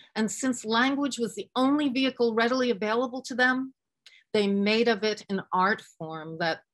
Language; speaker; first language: English; native; English